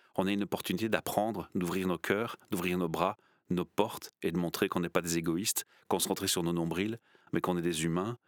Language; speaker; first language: French; native; French